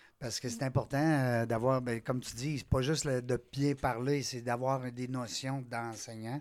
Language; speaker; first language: French; native; French